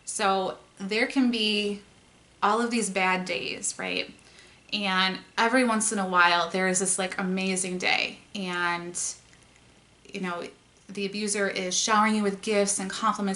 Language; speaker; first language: English; native; English